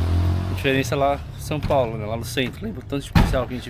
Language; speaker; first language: Portuguese; native; Portuguese